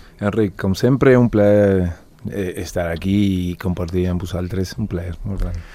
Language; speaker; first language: Catalan; non-native, fluent; Spanish